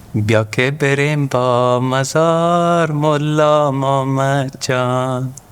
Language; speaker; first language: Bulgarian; early bilingual, other home language; Persian